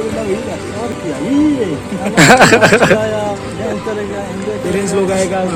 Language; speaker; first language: Hindi; non-native, local second language; Bodo